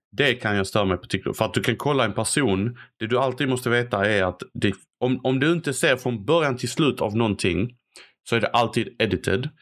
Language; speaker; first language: Swedish; early bilingual, other home language; Arabic